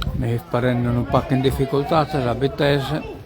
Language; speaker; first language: Italian; native; Italian